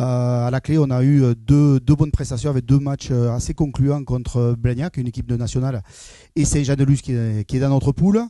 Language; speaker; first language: French; native; French